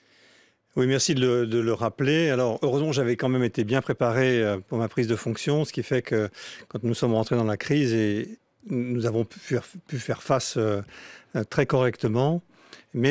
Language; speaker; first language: French; native; French